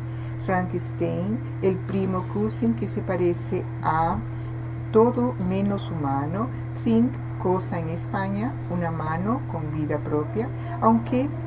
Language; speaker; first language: Spanish; non-native, fluent; Portuguese